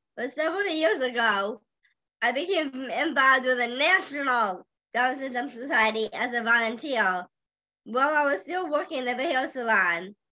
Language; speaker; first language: English; native; English